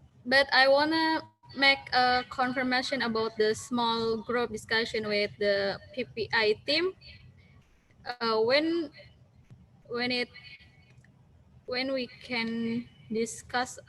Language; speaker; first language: English; non-native, local second language; Indonesian